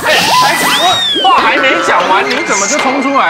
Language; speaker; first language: Chinese; native; Chinese